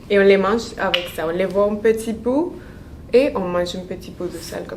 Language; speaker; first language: French; non-native, learner; Spanish